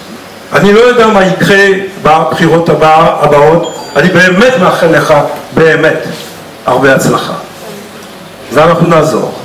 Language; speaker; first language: Hebrew; non-native, fluent; French